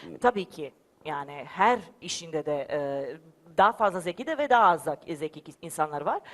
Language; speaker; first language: Turkish; non-native, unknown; Serbian